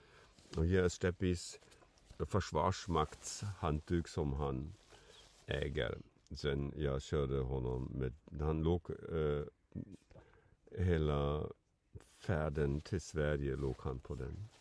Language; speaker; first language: Swedish; non-native, fluent; German